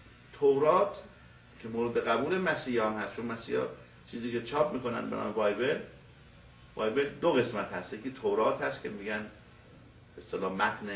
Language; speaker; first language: Persian; native; Persian